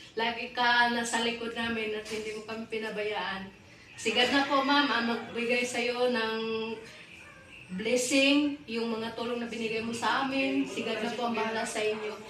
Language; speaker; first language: Filipino; native; Filipino